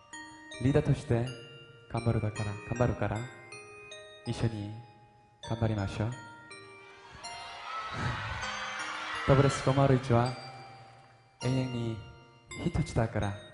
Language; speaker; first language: Japanese; non-native, learner; Korean